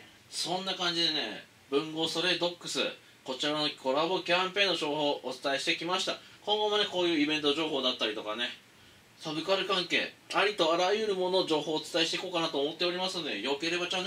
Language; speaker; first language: Japanese; native; Japanese